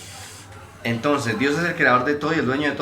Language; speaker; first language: Spanish; native; Spanish